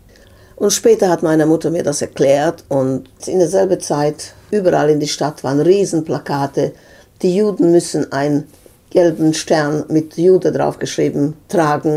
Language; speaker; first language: German; non-native, fluent; Serbian